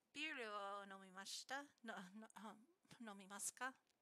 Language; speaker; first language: Japanese; non-native, learner; English